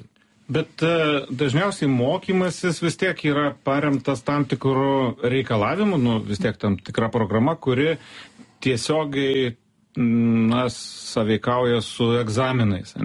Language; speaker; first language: Lithuanian; native; Lithuanian